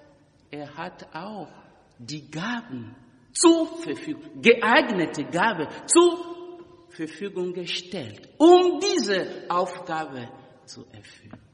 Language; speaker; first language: German; non-native, fluent; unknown